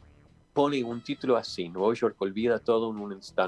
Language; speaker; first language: Spanish; non-native, fluent; English